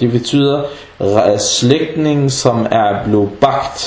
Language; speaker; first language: Danish; non-native, fluent; Arabic